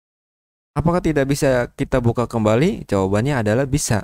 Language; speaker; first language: Indonesian; native; Indonesian